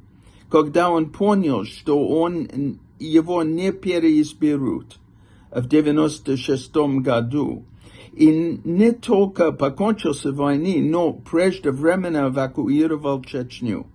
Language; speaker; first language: Russian; non-native, fluent; English